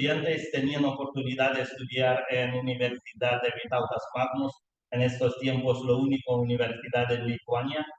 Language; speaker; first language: Spanish; non-native, learner; Lithuanian